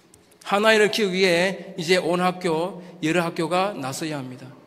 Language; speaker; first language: Korean; native; Korean